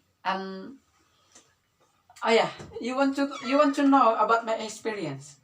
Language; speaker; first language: English; non-native, learner; Indonesian